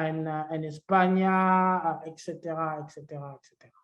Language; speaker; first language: Spanish; non-native, fluent; French